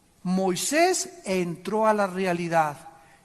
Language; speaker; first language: Spanish; native; Spanish